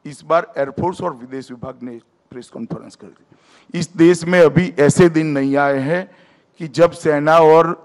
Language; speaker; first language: Hindi; non-native, local second language; Gujarati